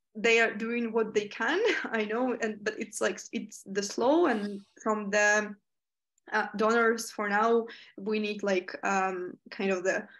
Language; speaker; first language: English; non-native, fluent; Ukrainian